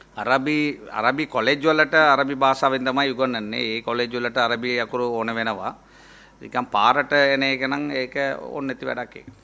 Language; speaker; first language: Sinhala; non-native, local second language; Tamil